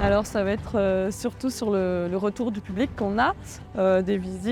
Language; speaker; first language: French; native; French